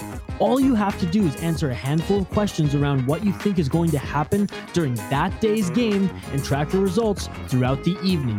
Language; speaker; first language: English; native; English